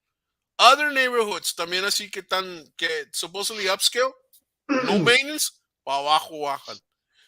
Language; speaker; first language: Spanish; native; Spanish